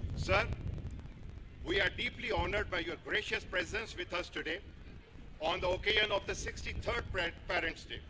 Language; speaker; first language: English; non-native, local second language; Urdu